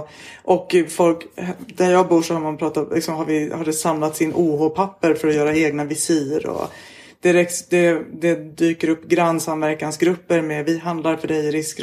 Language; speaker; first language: Swedish; native; Swedish